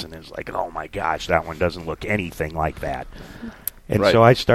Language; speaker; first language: English; native; English